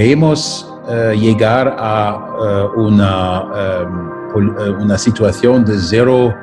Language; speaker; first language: Spanish; non-native, fluent; German